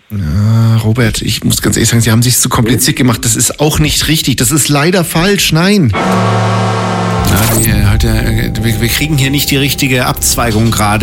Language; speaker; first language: German; native; German